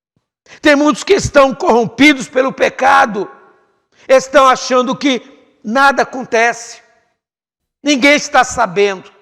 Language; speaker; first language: Portuguese; native; Portuguese